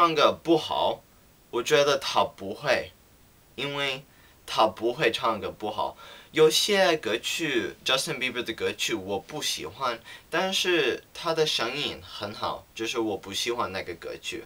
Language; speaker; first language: Chinese; non-native, learner; English